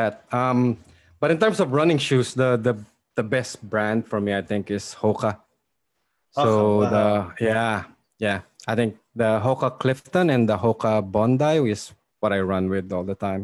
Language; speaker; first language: English; non-native, local second language; Filipino